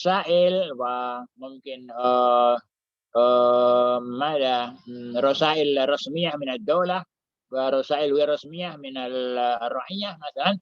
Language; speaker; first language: Arabic; non-native, fluent; Indonesian